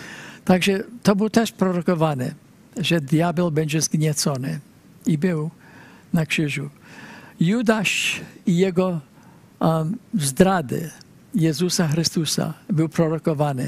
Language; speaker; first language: Polish; early bilingual, heritage; Polish